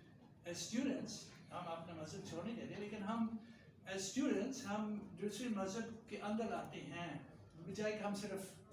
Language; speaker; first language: Hindi; non-native, fluent; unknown